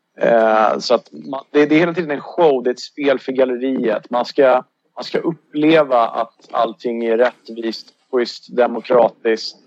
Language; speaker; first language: Swedish; native; Swedish